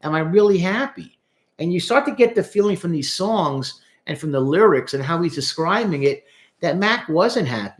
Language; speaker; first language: English; native; English